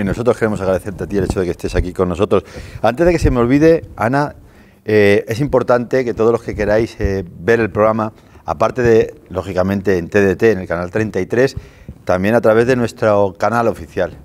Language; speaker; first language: Spanish; native; Spanish